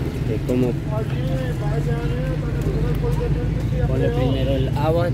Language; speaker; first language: Spanish; non-native, learner; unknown